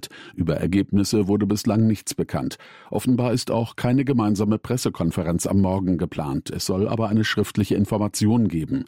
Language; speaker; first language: German; native; German